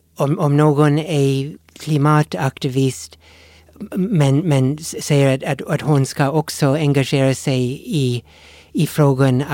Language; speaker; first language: Swedish; non-native, fluent; English